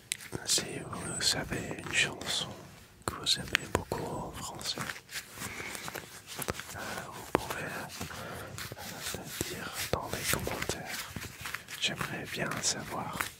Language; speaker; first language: French; non-native, local second language; Dutch